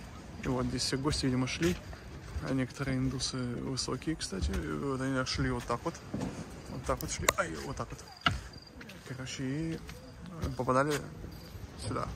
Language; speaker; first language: Russian; native; Russian